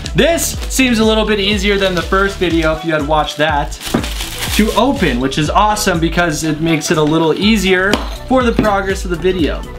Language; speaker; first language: English; native; English